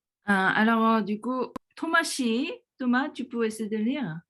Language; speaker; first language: French; early bilingual, other home language; Korean